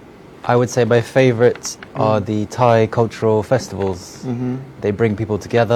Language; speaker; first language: English; non-native, fluent; French